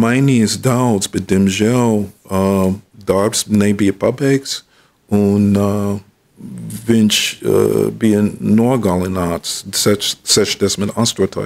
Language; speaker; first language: Latvian; non-native, fluent; English